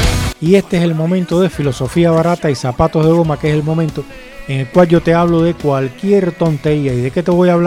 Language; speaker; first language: Spanish; native; Spanish